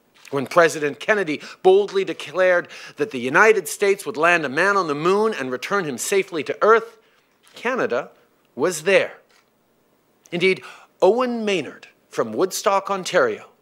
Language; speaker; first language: English; early bilingual, other home language; French